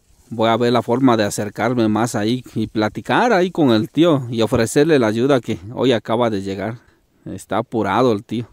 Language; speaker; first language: Spanish; native; Spanish